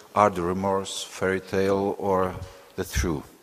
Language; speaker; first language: English; non-native, fluent; Czech